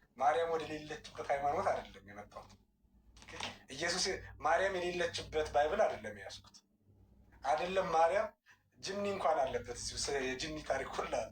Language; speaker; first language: Amharic; native; Amharic